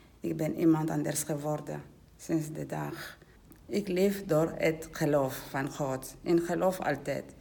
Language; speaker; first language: Dutch; non-native, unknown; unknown